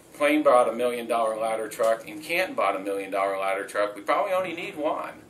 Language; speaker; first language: English; native; English